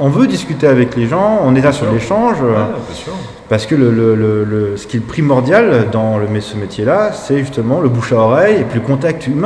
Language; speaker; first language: French; native; French